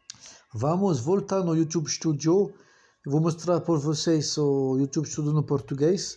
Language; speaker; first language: Portuguese; non-native, learner; French